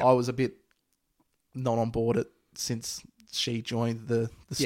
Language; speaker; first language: English; native; English